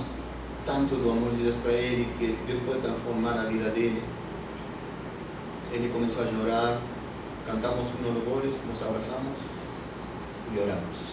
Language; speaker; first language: Portuguese; non-native, fluent; Spanish